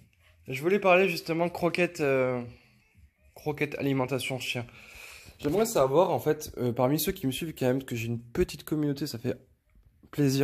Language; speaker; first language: French; native; French